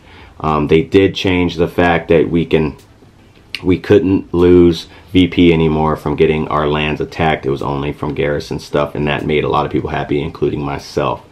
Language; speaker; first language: English; native; English